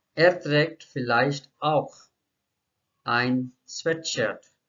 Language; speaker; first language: German; non-native, fluent; Marathi